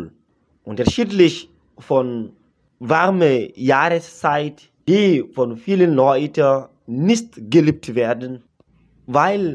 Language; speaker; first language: German; non-native, learner; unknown